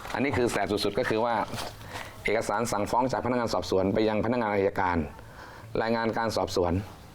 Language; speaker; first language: Thai; native; Thai